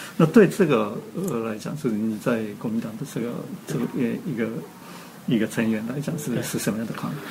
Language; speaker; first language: Chinese; non-native, fluent; Japanese